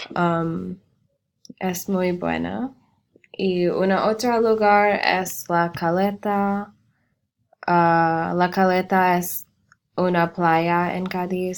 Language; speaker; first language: Spanish; non-native, learner; English